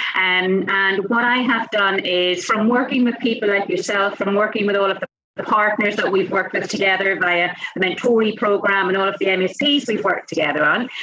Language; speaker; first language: English; native; English